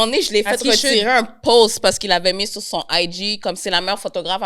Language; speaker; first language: French; native; French